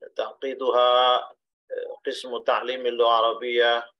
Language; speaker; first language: Arabic; non-native, fluent; Indonesian